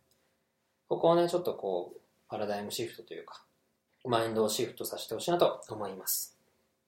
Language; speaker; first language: Japanese; native; Japanese